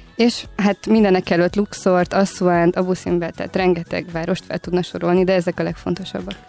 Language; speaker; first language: Hungarian; native; Hungarian